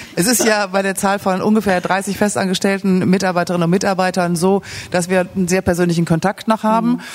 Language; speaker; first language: German; native; German